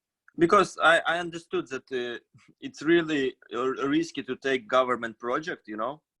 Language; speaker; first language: English; non-native, fluent; Russian